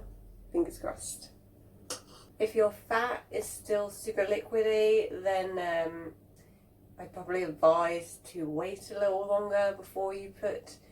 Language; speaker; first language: English; native; English